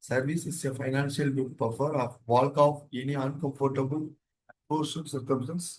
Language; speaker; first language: English; non-native, local second language; Tamil